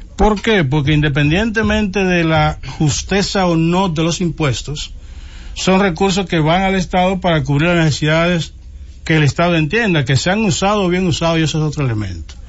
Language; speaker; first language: Spanish; native; Spanish